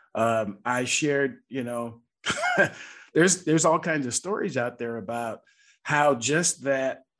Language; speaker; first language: English; native; English